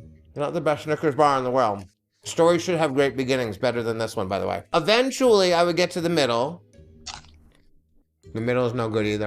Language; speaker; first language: English; native; English